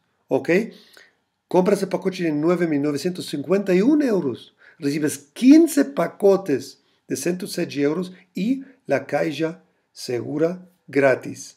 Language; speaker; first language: Spanish; non-native, fluent; German